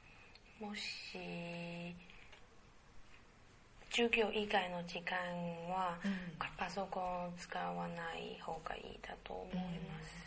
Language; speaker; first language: Japanese; non-native, learner; Chinese